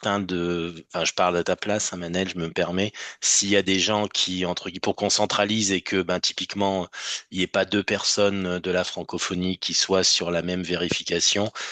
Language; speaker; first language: French; native; French